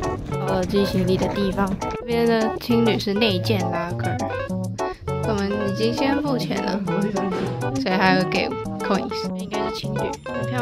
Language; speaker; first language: Chinese; native; Chinese